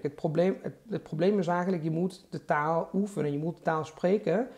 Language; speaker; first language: Dutch; non-native, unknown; Italian